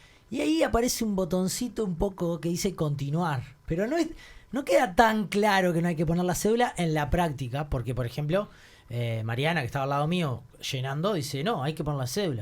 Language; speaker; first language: Spanish; native; Spanish